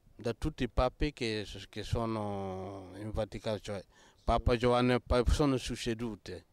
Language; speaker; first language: Italian; non-native, fluent; Mossi